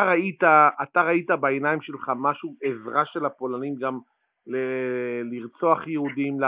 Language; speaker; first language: Hebrew; native; Hebrew